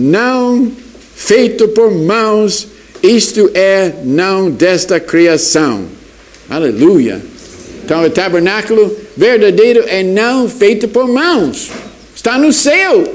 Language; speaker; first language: Portuguese; non-native, fluent; English